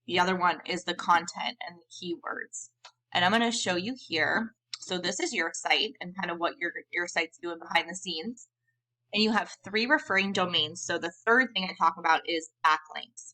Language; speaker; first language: English; native; English